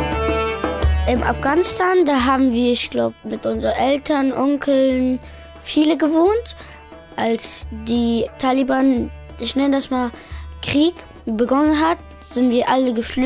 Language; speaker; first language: German; early bilingual, other home language; Pashto